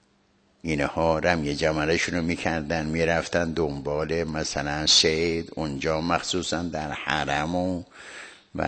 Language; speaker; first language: Persian; native; Persian